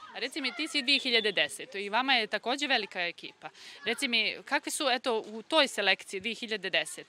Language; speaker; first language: Serbian; native; Serbian